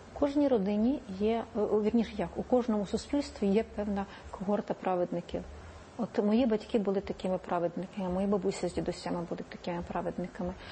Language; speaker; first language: Ukrainian; native; Ukrainian